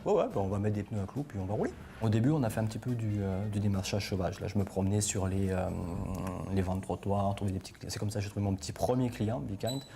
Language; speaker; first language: French; native; French